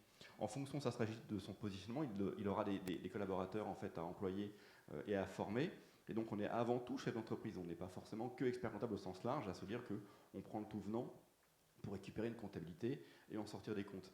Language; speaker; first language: French; native; French